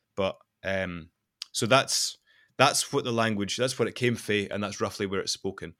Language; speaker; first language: English; non-native, local second language; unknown